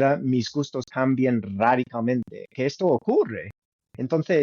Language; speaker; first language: Spanish; non-native, fluent; English